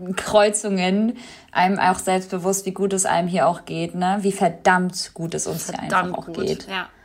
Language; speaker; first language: German; early bilingual, other home language; Albanian